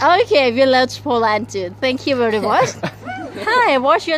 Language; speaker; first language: English; non-native, local second language; Thai